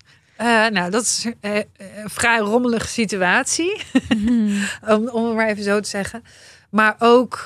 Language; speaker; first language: Dutch; native; Dutch